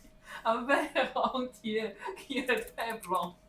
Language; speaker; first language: French; non-native, learner; Chinese